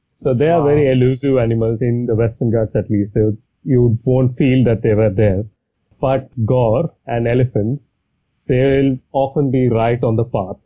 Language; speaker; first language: English; non-native, local second language; Tamil